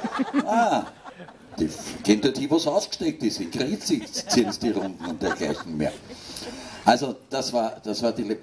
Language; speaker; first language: German; native; German